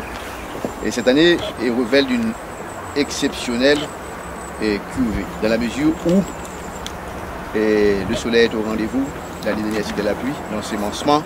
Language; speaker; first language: French; non-native, local second language; Haitian Creole